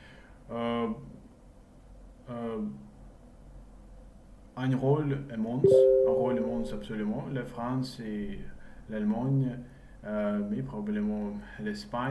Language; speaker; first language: French; non-native, learner; English